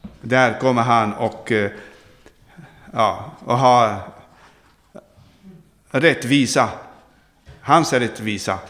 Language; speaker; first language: Swedish; non-native, fluent; Arabic